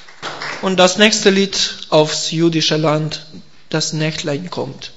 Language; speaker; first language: German; non-native, learner; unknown